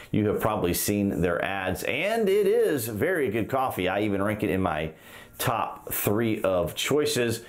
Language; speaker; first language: English; native; English